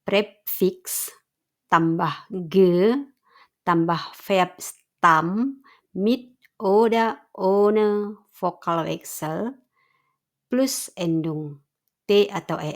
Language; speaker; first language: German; non-native, fluent; Indonesian